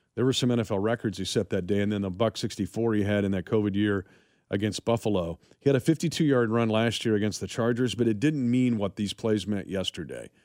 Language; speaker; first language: English; native; English